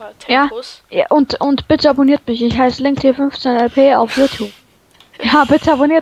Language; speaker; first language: German; native; German